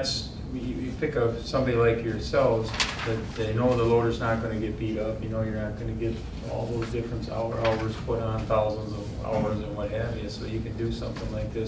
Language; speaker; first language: English; native; English